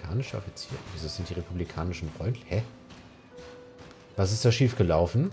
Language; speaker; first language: German; native; German